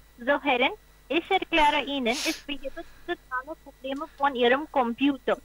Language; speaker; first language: German; non-native, learner; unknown